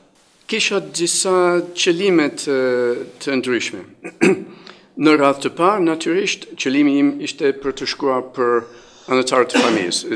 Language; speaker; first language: Albanian; non-native, fluent; English